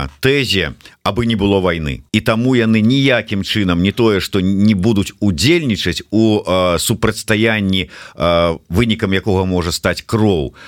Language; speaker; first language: Belarusian; non-native, local second language; Russian